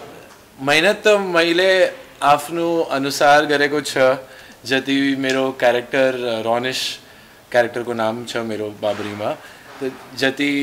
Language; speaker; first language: Nepali; non-native, learner; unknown